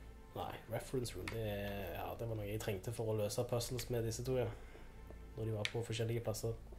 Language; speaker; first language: Norwegian; native; Norwegian